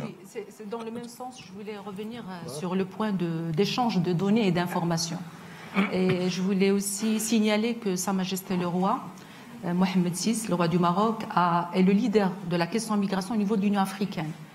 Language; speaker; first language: French; non-native, local second language; Arabic